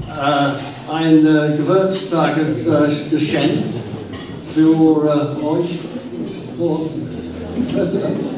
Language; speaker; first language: German; non-native, learner; English